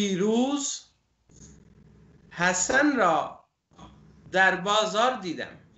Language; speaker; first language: Persian; non-native, fluent; Urdu